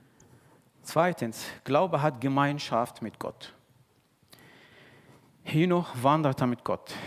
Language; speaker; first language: German; non-native, fluent; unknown